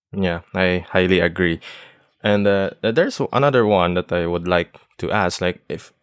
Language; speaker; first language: English; non-native, local second language; Filipino